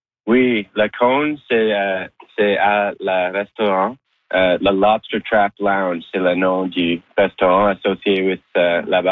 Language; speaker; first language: French; non-native, local second language; English